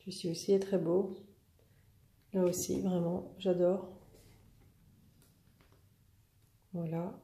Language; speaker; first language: French; native; French